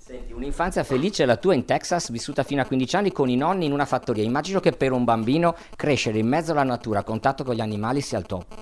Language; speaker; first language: Italian; native; Italian